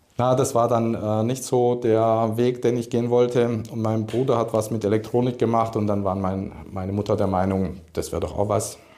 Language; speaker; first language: German; early bilingual, other home language; Hungarian